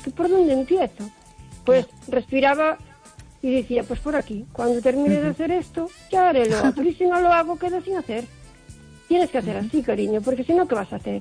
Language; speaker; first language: Spanish; native; Spanish